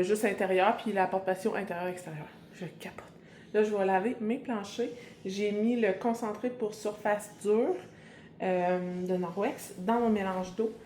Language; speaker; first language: French; native; French